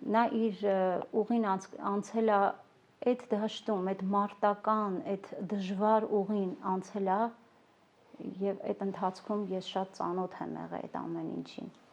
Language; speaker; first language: Armenian; non-native, local second language; Kurdish